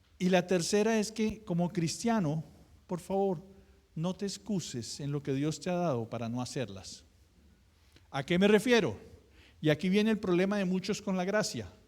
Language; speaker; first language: Spanish; native; Spanish